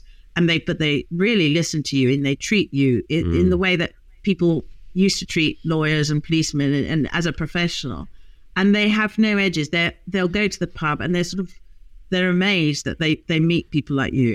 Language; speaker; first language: English; native; English